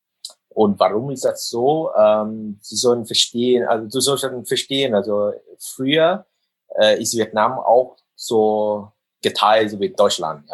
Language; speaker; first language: German; non-native, fluent; Vietnamese